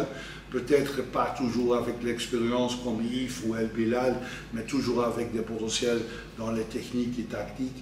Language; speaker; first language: French; non-native, fluent; Dutch